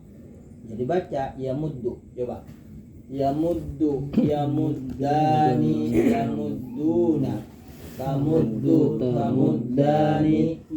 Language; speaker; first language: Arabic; non-native, fluent; Indonesian